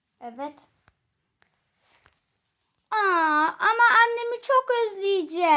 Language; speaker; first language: Turkish; early bilingual, heritage; Turkish